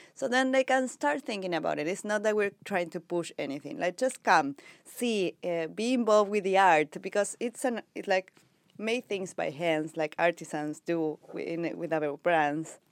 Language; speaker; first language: English; non-native, fluent; Spanish